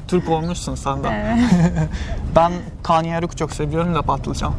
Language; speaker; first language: Turkish; non-native, learner; Japanese